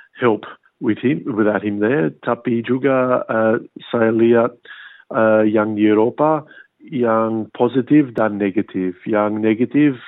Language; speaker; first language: Indonesian; non-native, fluent; English